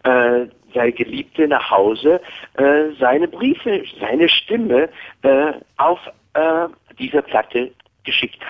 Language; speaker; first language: German; non-native, fluent; English